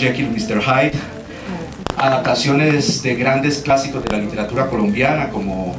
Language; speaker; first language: Spanish; native; Spanish